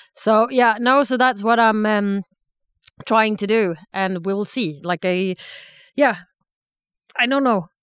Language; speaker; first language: English; non-native, fluent; Swedish